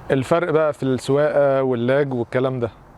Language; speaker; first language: Arabic; native; Arabic